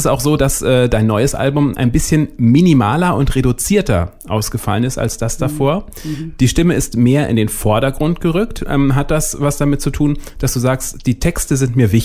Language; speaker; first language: German; native; German